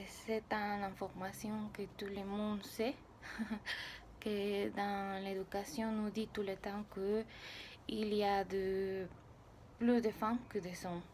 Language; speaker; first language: French; non-native, learner; Spanish